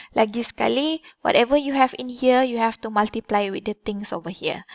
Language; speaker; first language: English; non-native, local second language; Malay